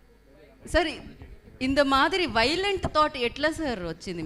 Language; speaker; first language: Telugu; native; Telugu